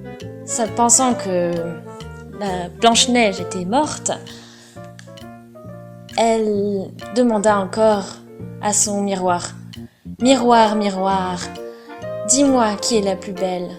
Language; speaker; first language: French; non-native, fluent; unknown